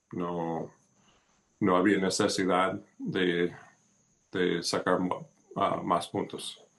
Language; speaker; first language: Spanish; non-native, fluent; English